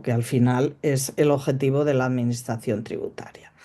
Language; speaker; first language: Spanish; native; Spanish